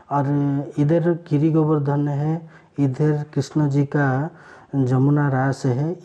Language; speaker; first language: Hindi; non-native, local second language; Odia